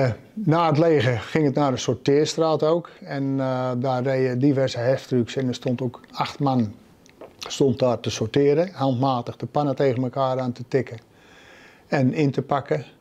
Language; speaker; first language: Dutch; native; Dutch